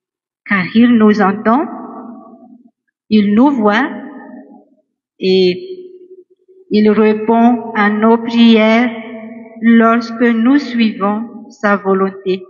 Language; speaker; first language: French; non-native, local second language; Malagasy